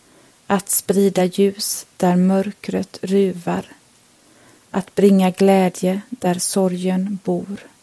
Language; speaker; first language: Swedish; native; Swedish